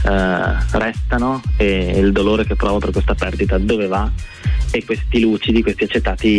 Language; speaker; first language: Italian; native; Italian